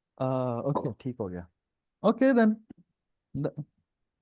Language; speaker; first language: German; non-native, learner; Punjabi